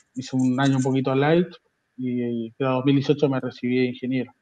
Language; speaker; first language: Spanish; native; Spanish